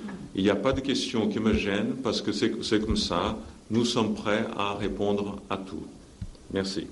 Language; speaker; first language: French; non-native, fluent; Portuguese